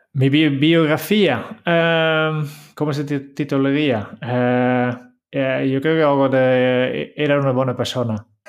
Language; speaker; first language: Spanish; non-native, fluent; Dutch